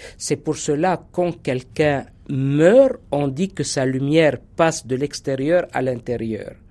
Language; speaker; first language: French; non-native, local second language; Arabic